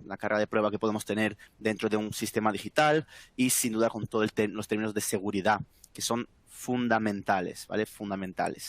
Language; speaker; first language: Spanish; native; Spanish